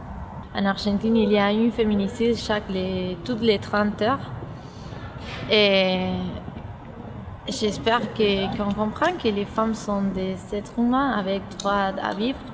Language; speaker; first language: French; non-native, fluent; Spanish